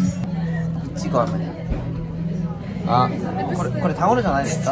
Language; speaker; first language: Japanese; non-native, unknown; Korean